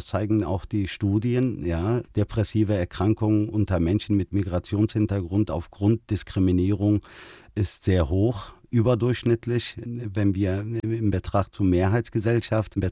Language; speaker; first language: German; early bilingual, other home language; Turkish